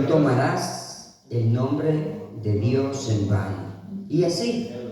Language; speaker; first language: Spanish; native; Spanish